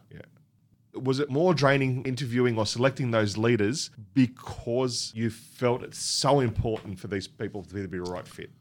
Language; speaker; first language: English; native; English